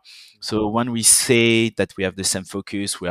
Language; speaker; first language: English; non-native, fluent; French